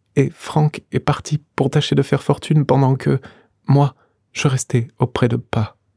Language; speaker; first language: French; native; French